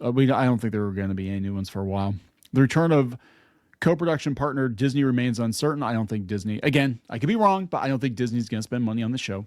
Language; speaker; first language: English; native; English